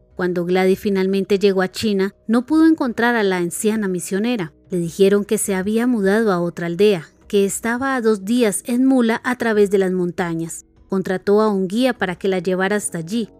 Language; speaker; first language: Spanish; native; Spanish